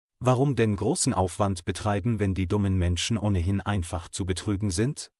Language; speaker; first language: German; native; German